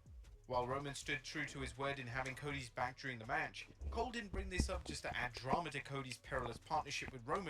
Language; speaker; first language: English; native; English